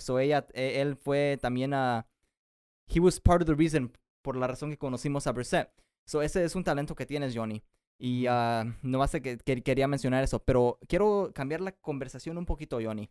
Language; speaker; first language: Spanish; early bilingual, heritage; Spanish